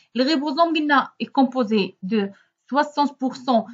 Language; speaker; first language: French; non-native, local second language; Arabic